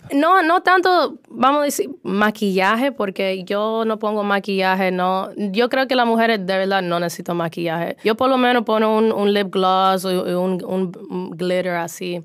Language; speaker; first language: Spanish; early bilingual, heritage; Spanish